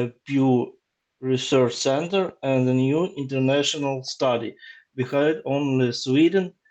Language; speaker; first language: English; non-native, learner; Ukrainian